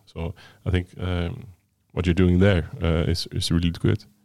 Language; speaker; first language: English; non-native, fluent; Icelandic